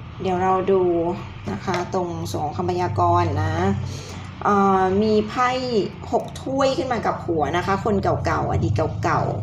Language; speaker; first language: Thai; native; Thai